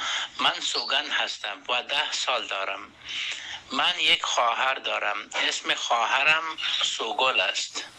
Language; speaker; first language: Persian; non-native, fluent; Urdu